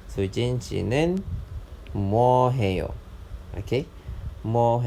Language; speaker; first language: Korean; non-native, fluent; Malay